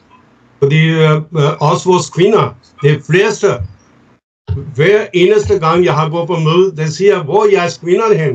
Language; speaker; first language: Danish; non-native, fluent; Urdu